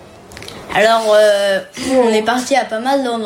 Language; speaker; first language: French; early bilingual, heritage; French